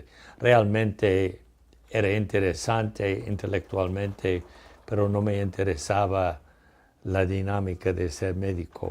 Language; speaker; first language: Spanish; non-native, fluent; English